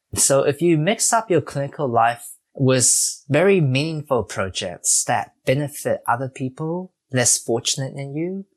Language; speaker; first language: English; native; English